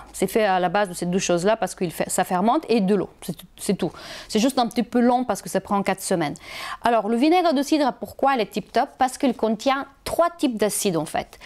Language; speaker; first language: French; non-native, fluent; Bulgarian